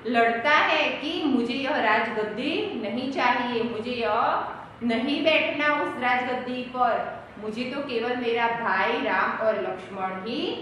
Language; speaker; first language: Hindi; non-native, local second language; Gujarati